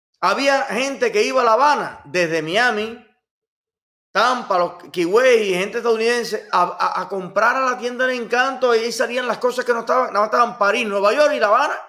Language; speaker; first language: Spanish; native; Spanish